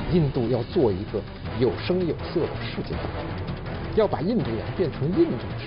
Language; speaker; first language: Chinese; native; Chinese